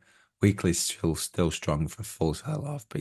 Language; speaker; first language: English; native; English